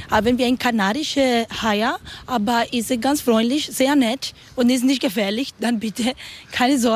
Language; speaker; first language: German; non-native, learner; Spanish